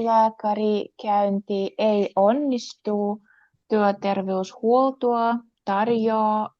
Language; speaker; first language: Finnish; non-native, learner; Russian